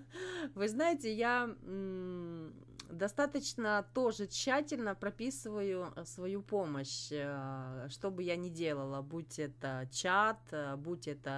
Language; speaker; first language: Russian; native; Russian